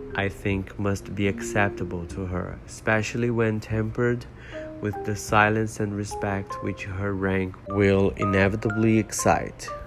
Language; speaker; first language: English; non-native, fluent; Portuguese